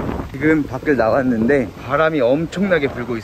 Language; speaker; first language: Korean; native; Korean